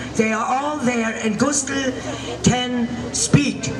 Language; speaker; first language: English; non-native, fluent; German